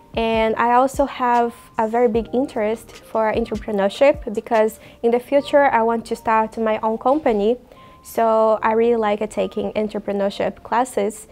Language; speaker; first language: English; non-native, fluent; Portuguese